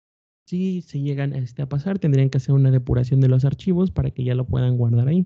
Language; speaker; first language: Spanish; native; Spanish